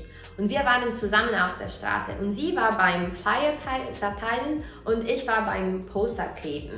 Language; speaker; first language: German; non-native, fluent; Italian